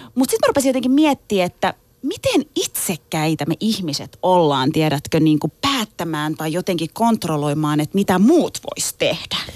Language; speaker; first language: Finnish; native; Finnish